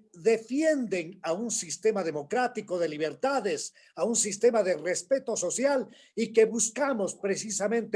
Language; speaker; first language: Spanish; native; Spanish